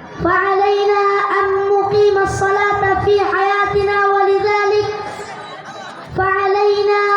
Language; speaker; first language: Arabic; non-native, learner; Bangla